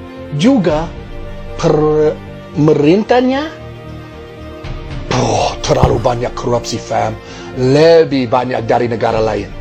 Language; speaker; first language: Indonesian; non-native, fluent; English